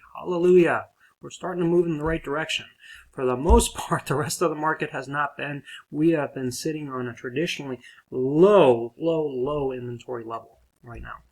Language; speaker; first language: English; native; English